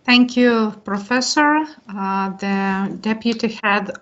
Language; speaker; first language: English; non-native, fluent; Lithuanian